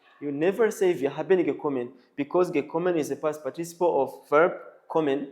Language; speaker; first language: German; non-native, learner; Kinyarwanda